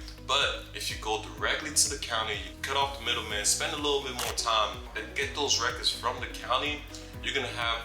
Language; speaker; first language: English; native; English